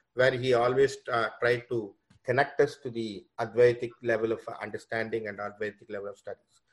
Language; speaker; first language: English; non-native, local second language; Tamil